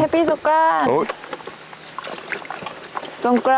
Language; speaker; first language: Korean; non-native, learner; Thai